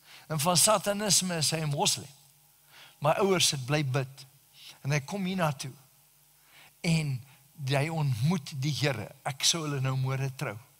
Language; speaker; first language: Afrikaans; native; Afrikaans